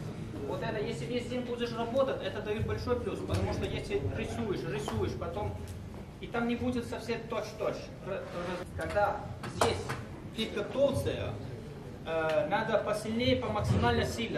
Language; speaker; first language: Russian; non-native, learner; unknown